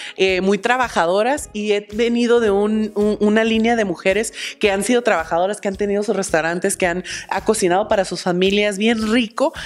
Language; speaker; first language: Spanish; early bilingual, heritage; Spanish